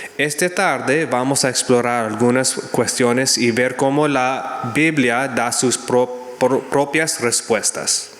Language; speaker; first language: Spanish; non-native, learner; English